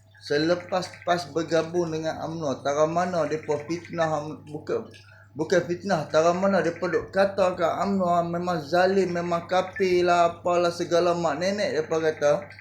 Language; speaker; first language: Malay; native; Malay